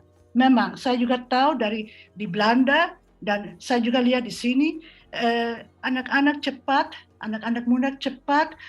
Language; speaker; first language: Indonesian; non-native, fluent; Dutch